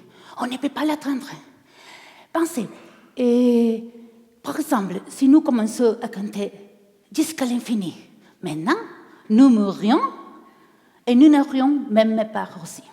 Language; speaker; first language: French; non-native, learner; Spanish